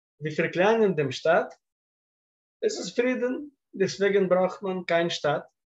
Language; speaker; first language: German; non-native, fluent; Russian